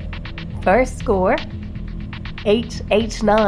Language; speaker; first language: English; native; English